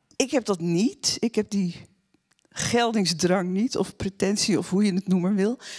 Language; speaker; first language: Dutch; native; Dutch